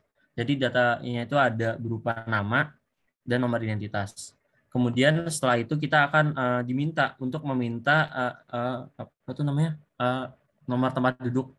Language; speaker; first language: Indonesian; native; Indonesian